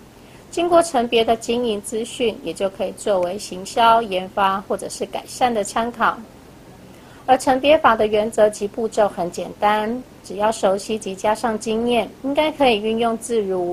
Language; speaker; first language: Chinese; native; Chinese